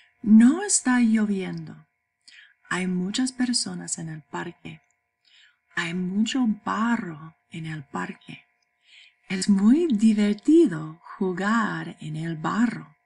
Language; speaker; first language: Spanish; non-native, fluent; English